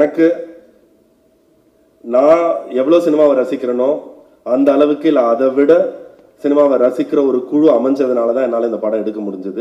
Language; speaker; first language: Tamil; native; Tamil